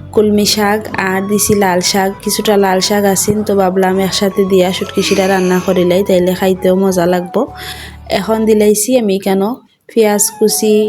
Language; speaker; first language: Bangla; non-native, local second language; Sylheti